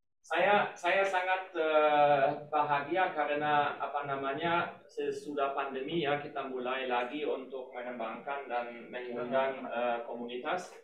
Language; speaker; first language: Indonesian; non-native, fluent; German